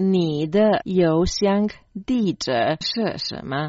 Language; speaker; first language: Chinese; non-native, learner; Croatian